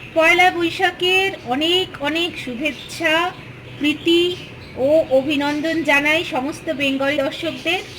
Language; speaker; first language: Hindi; non-native, local second language; Bangla